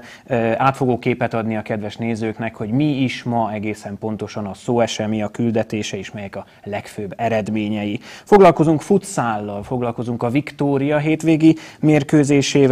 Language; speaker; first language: Hungarian; native; Hungarian